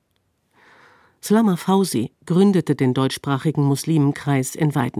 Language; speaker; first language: German; native; German